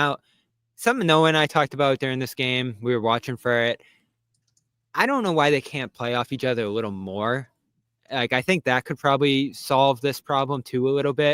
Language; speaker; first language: English; native; English